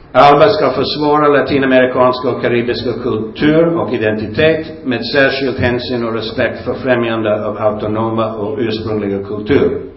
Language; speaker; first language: Swedish; non-native, fluent; English